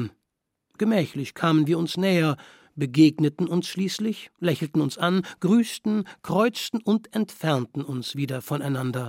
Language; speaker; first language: German; native; German